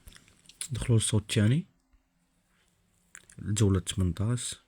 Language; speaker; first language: Arabic; native; Arabic